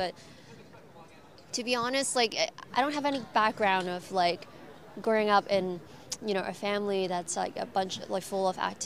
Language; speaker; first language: English; non-native, local second language; Cantonese